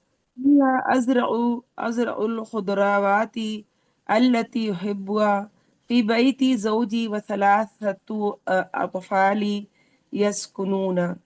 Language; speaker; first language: Arabic; non-native, learner; Urdu